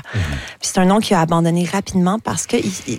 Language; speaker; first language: French; native; French